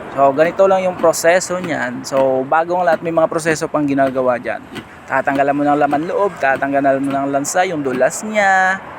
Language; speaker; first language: Filipino; non-native, local second language; Hiligaynon